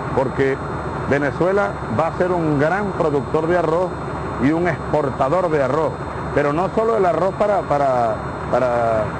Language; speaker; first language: Spanish; native; Spanish